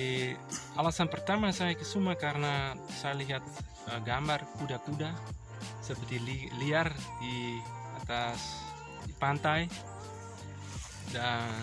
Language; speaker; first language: Indonesian; non-native, learner; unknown